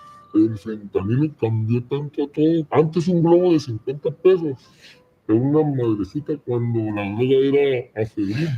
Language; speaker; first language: Spanish; native; Spanish